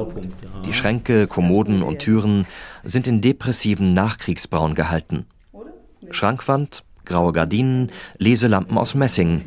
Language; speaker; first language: German; native; German